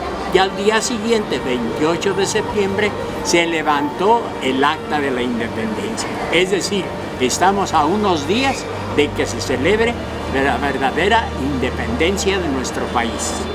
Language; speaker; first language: Spanish; native; Spanish